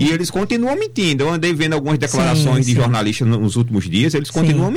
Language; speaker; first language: Portuguese; native; Portuguese